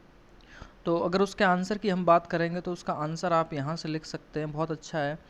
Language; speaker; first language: Hindi; native; Hindi